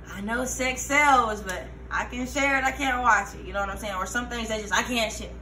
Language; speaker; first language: English; native; English